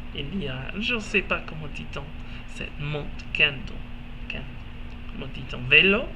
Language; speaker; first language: French; non-native, learner; English